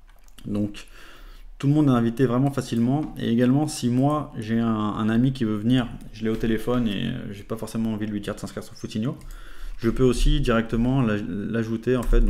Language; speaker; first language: French; native; French